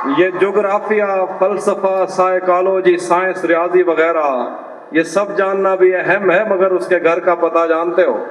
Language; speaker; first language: Urdu; non-native, local second language; Saraiki